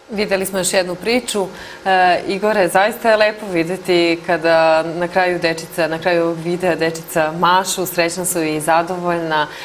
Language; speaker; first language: Serbian; native; Serbian